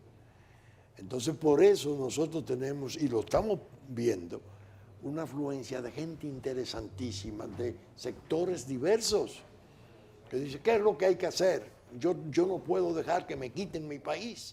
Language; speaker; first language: Spanish; native; Spanish